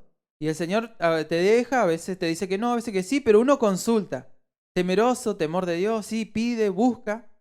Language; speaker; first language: Spanish; native; Spanish